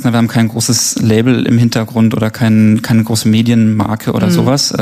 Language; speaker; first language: German; native; German